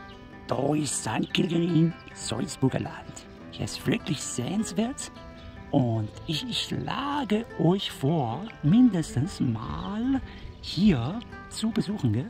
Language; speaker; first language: German; non-native, learner; Persian